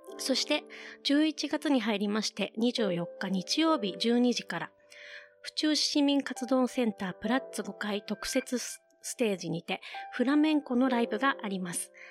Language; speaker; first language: Japanese; native; Japanese